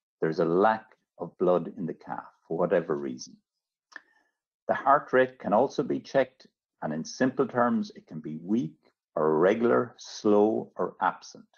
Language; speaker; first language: English; native; English